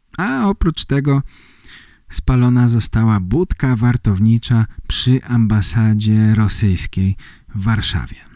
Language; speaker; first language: Polish; native; Polish